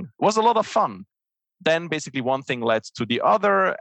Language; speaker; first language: English; non-native, fluent; Swiss German